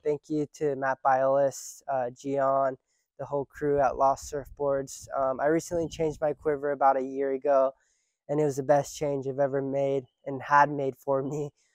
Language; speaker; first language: English; early bilingual, other home language; Japanese